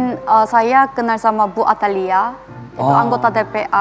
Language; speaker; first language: Indonesian; non-native, fluent; Korean